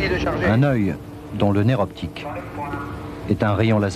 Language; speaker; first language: French; native; French